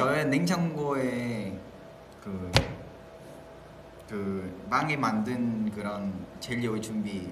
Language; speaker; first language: Korean; non-native, fluent; Vietnamese